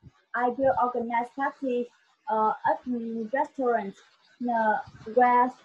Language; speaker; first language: English; non-native, learner; Vietnamese